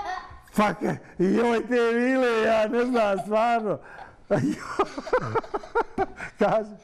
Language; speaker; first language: Bosnian; native; Bosnian